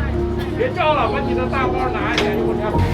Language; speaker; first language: Chinese; native; Chinese